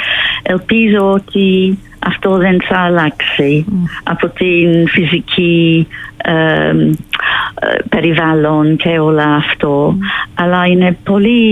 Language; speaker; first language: Greek; non-native, fluent; English